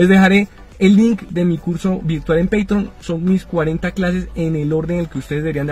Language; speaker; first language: Spanish; native; Spanish